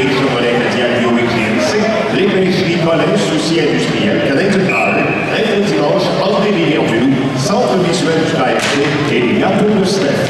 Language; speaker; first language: French; native; French